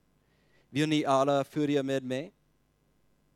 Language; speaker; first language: Swedish; non-native, fluent; English